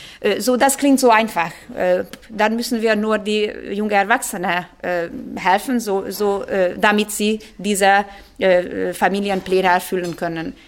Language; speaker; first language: German; non-native, fluent; Hungarian